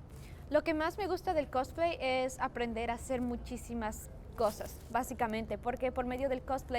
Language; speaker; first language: Spanish; early bilingual, heritage; Spanish